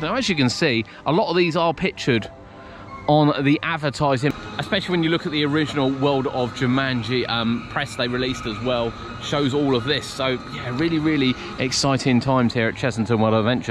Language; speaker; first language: English; native; English